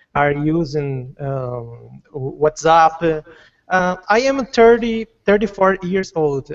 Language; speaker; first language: English; non-native, learner; Portuguese